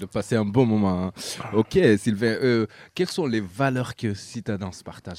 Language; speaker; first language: French; native; French